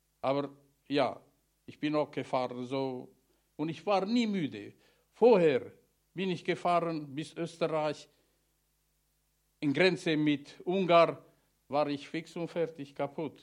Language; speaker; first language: German; non-native, learner; Romanian